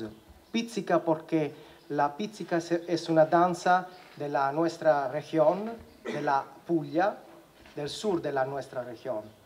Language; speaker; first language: Spanish; non-native, learner; Italian